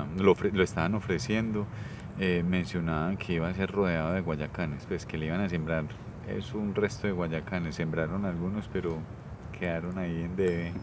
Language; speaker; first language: Spanish; native; Spanish